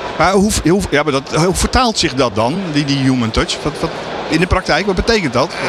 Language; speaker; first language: Dutch; native; Dutch